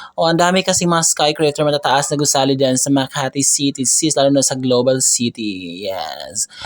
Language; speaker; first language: Filipino; native; Filipino